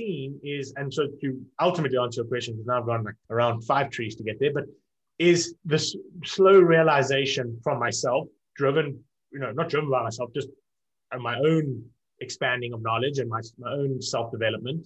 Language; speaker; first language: English; native; English